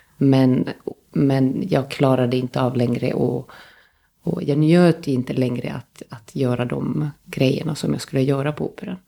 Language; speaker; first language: Swedish; native; Swedish